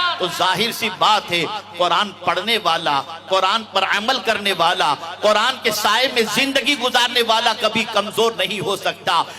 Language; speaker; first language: Urdu; native; Urdu